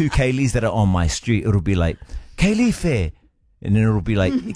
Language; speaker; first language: English; native; English